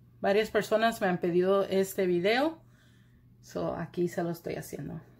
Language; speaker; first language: Spanish; early bilingual, heritage; Spanish